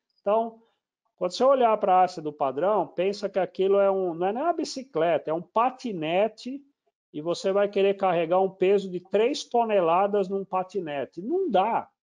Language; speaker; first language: Portuguese; native; Portuguese